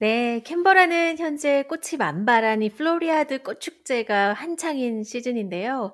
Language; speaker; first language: Korean; native; Korean